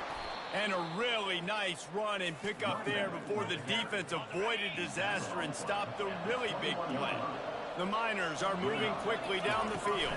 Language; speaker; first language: English; native; English